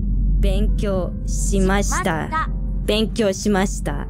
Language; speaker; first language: Japanese; non-native, learner; English